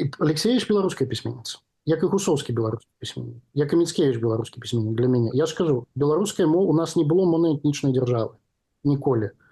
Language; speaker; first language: Belarusian; non-native, local second language; Russian